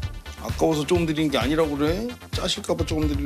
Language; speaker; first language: Korean; native; Korean